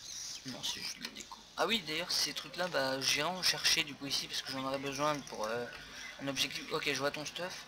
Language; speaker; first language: French; native; French